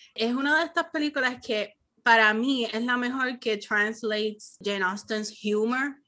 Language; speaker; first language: Spanish; early bilingual, heritage; Spanish